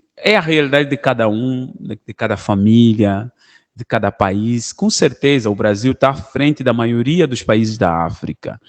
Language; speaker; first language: Portuguese; non-native, local second language; Kongo